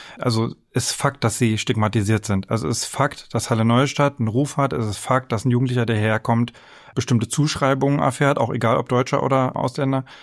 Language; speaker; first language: German; native; German